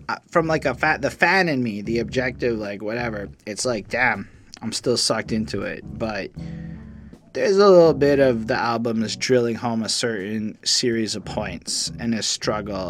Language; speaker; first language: English; native; English